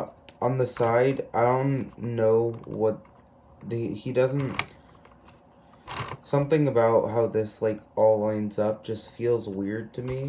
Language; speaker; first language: English; native; English